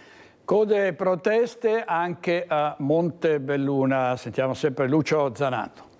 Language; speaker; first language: Italian; native; Italian